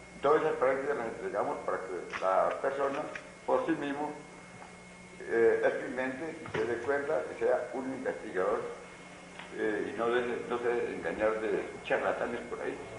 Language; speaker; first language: Spanish; native; Spanish